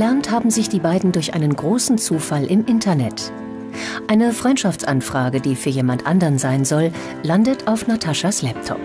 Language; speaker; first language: German; native; German